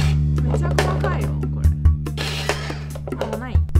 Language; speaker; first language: Japanese; non-native, fluent; Chinese